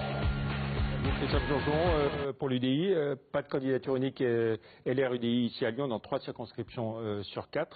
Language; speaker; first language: French; native; French